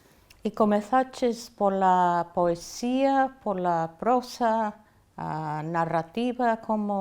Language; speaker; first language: Galician; non-native, fluent; English